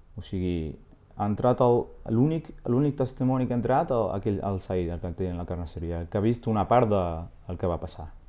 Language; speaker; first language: Catalan; non-native, fluent; Arabic